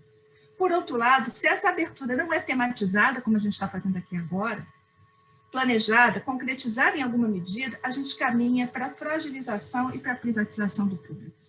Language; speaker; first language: Portuguese; native; Portuguese